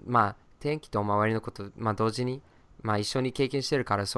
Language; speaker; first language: Japanese; non-native, fluent; English